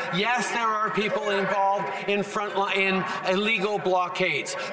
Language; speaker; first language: English; early bilingual, other home language; French